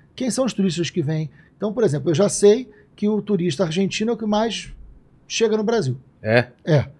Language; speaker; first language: Portuguese; native; Portuguese